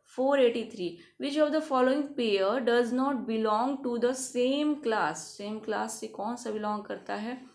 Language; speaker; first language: Hindi; native; Hindi